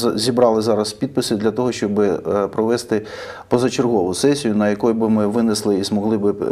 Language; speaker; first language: Ukrainian; native; Ukrainian